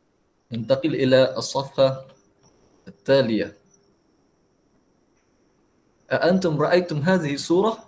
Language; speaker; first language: Arabic; non-native, fluent; Malay